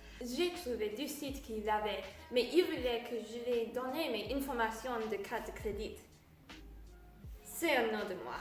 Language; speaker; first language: French; non-native, learner; English